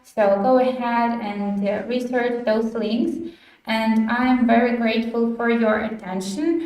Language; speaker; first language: English; non-native, fluent; Ukrainian